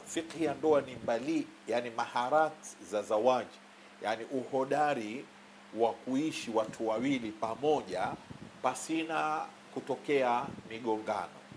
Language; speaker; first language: Swahili; native; Swahili